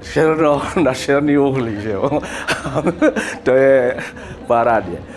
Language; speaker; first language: Czech; non-native, learner; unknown